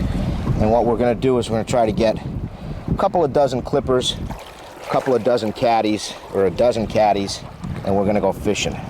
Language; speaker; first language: English; native; English